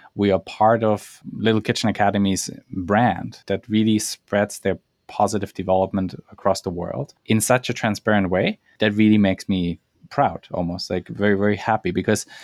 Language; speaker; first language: English; non-native, fluent; German